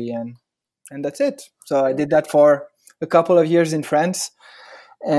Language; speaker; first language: English; non-native, fluent; French